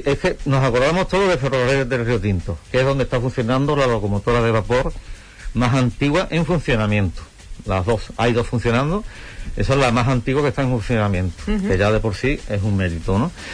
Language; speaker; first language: Spanish; native; Spanish